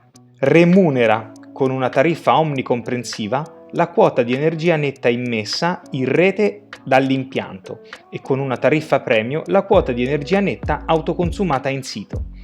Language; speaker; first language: Italian; native; Italian